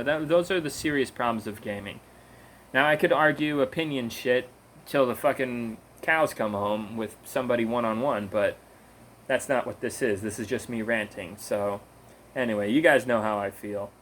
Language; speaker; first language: English; native; English